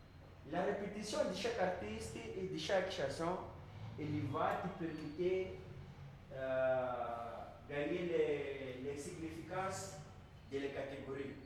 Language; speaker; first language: French; non-native, learner; Portuguese